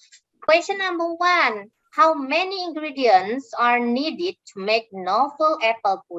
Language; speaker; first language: English; non-native, fluent; Indonesian